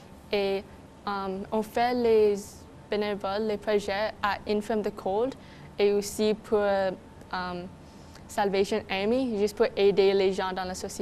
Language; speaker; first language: French; non-native, local second language; English